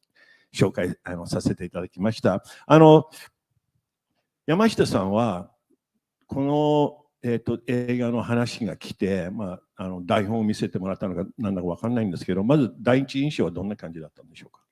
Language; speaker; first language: Japanese; native; Japanese